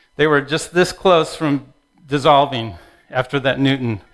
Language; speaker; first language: English; native; English